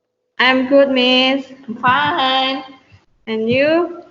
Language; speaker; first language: English; non-native, learner; Indonesian